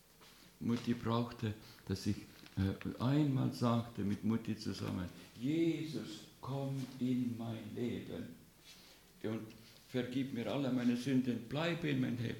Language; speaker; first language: German; non-native, learner; Russian